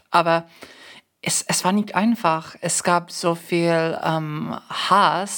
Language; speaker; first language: German; non-native, fluent; English